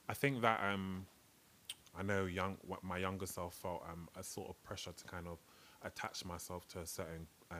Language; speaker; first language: English; native; English